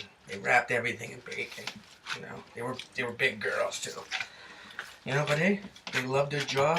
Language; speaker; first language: English; native; English